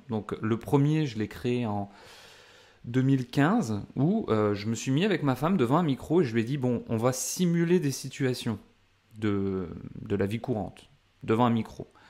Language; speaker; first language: French; native; French